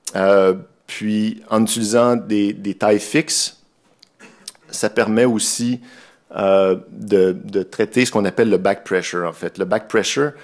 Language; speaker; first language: French; native; French